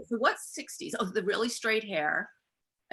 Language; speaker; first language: English; native; English